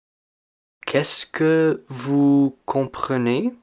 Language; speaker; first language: French; non-native, fluent; English